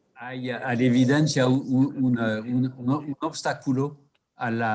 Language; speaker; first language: Spanish; non-native, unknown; French